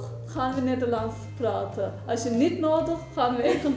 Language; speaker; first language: Dutch; non-native, learner; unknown